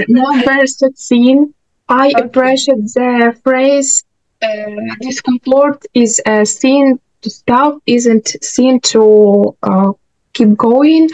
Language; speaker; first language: English; non-native, learner; Russian